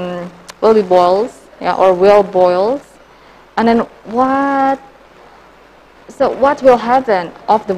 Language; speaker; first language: English; non-native, learner; Indonesian